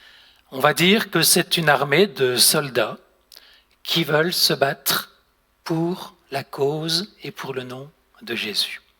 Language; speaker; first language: French; native; French